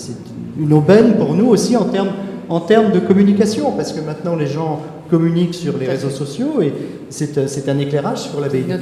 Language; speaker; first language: French; native; French